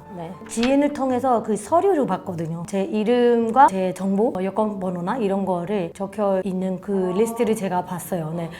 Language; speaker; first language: Korean; non-native, fluent; Burmese